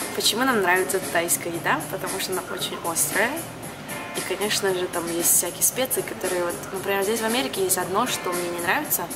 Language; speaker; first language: Russian; early bilingual, heritage; Russian